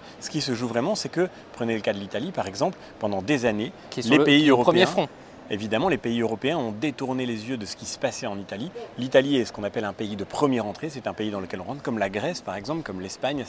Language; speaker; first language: French; native; French